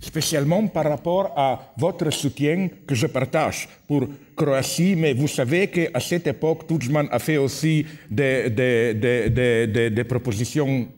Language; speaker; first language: French; non-native, fluent; Slovenian